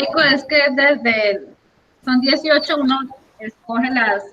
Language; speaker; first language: Spanish; native; Spanish